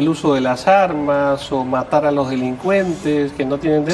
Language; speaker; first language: Spanish; native; Spanish